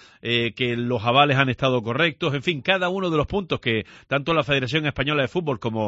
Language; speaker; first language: Spanish; native; Spanish